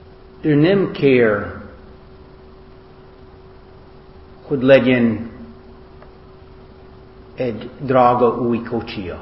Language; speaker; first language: Hungarian; non-native, learner; English